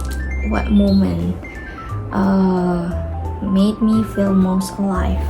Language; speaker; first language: English; non-native, learner; Indonesian